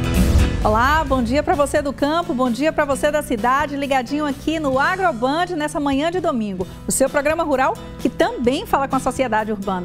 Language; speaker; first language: Portuguese; native; Portuguese